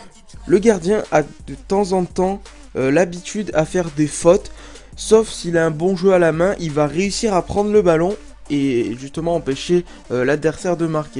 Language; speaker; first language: French; native; French